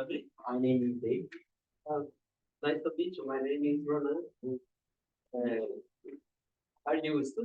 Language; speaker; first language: English; non-native, learner; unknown